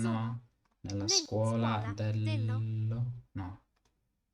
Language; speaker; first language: Italian; non-native, learner; English